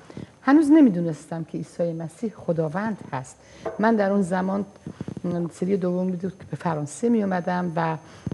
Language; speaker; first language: Persian; non-native, fluent; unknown